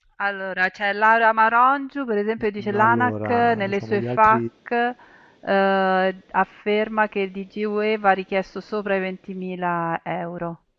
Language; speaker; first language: Italian; native; Italian